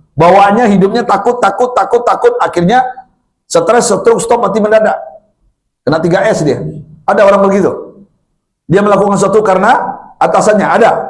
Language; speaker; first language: Indonesian; non-native, local second language; Minangkabau